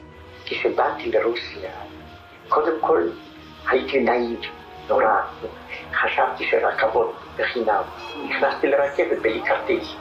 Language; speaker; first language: Hebrew; non-native, fluent; Polish